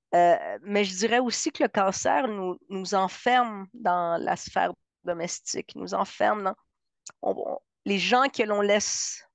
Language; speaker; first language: French; early bilingual, other home language; Spanish